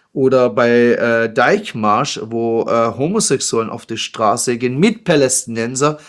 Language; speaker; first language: German; non-native, fluent; Persian